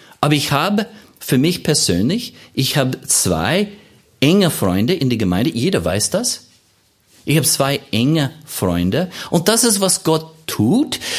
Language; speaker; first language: German; non-native, fluent; English